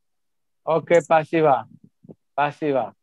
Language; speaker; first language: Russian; non-native, learner; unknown